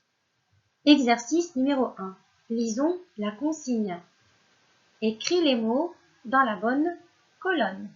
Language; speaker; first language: French; non-native, local second language; Arabic